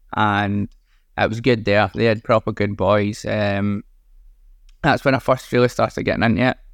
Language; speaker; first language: English; native; English